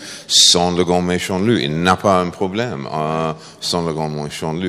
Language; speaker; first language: French; non-native, fluent; English